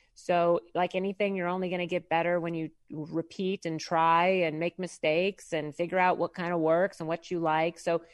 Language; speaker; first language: English; native; English